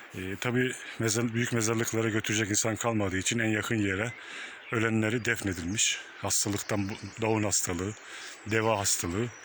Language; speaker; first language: Turkish; native; Turkish